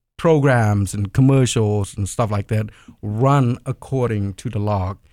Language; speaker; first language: English; non-native, fluent; Khmer